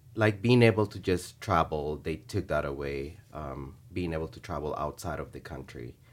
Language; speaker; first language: English; early bilingual, other home language; Spanish